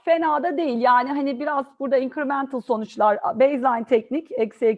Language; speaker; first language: Turkish; native; Turkish